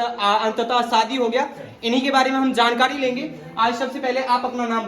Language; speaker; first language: Hindi; native; Hindi